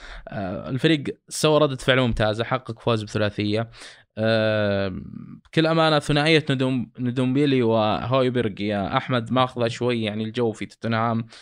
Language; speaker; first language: Arabic; native; Arabic